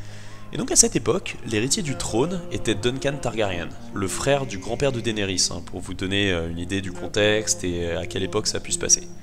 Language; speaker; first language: French; native; French